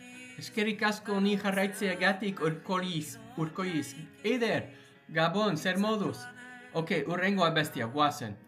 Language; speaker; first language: Basque; non-native, learner; English